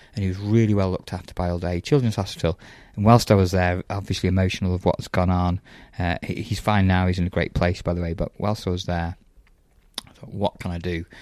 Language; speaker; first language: English; native; English